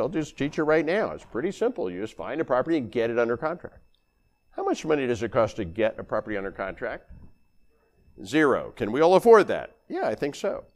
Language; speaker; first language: English; native; English